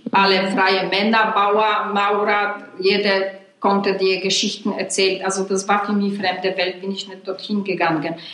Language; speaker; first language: German; non-native, fluent; Polish